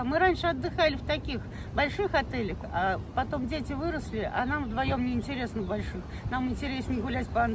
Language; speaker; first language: Russian; native; Russian